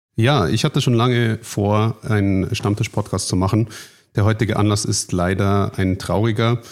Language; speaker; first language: German; native; German